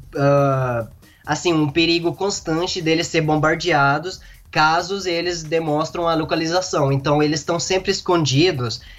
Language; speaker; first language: Portuguese; non-native, fluent; Arabic